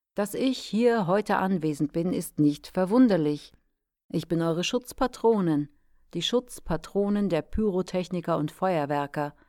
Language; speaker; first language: German; native; German